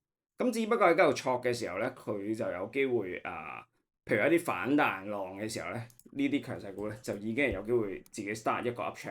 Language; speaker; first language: Cantonese; native; Cantonese